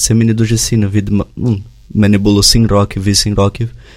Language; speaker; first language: Ukrainian; non-native, learner; Portuguese